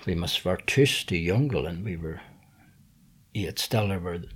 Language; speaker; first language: Swedish; non-native, fluent; English